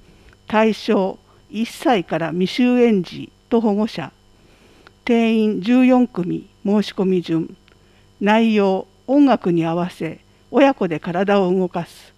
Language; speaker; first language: Japanese; native; Japanese